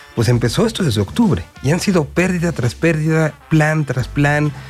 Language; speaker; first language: Spanish; native; Spanish